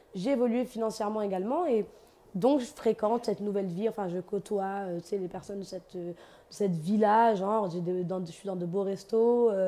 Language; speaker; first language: French; native; French